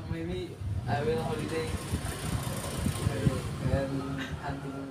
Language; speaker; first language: English; non-native, learner; Indonesian